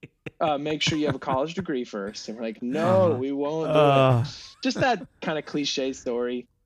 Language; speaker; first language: English; native; English